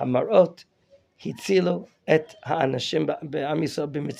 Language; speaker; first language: Hebrew; non-native, fluent; English